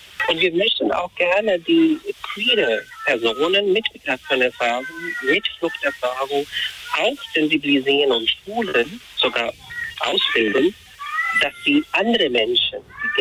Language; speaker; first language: German; non-native, fluent; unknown